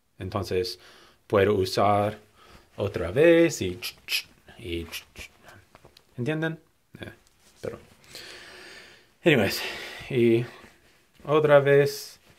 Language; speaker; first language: Spanish; non-native, learner; English